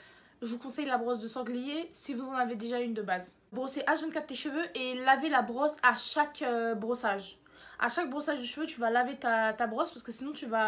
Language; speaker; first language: French; native; French